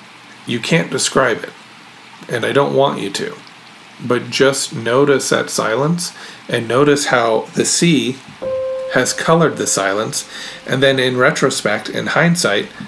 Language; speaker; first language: English; native; English